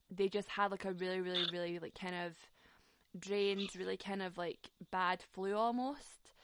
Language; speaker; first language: English; native; English